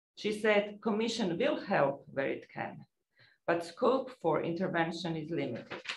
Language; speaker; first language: English; non-native, fluent; Croatian